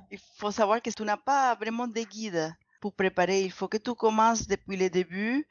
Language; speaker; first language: French; non-native, fluent; Spanish